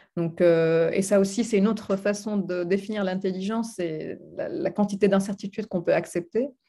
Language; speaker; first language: French; non-native, local second language; Arabic